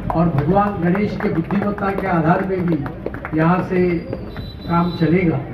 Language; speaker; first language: Hindi; non-native, local second language; Marathi